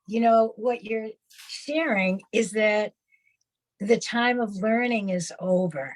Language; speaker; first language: English; native; English